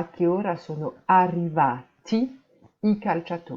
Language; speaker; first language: Italian; non-native, fluent; French